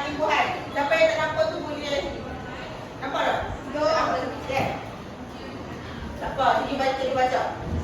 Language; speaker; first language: Malay; native; Malay